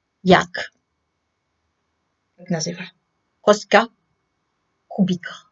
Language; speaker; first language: Polish; non-native, learner; French